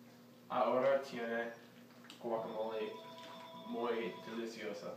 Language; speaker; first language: Spanish; non-native, learner; English